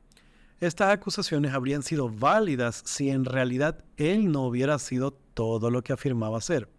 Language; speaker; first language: Spanish; native; Spanish